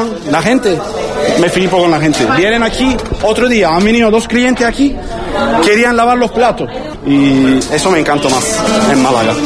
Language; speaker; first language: Spanish; non-native, learner; Turkish